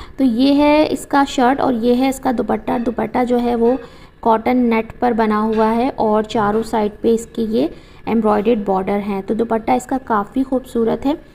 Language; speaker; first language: Urdu; native; Urdu